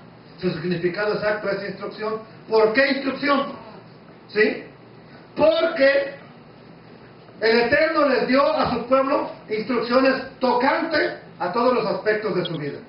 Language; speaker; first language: Spanish; native; Spanish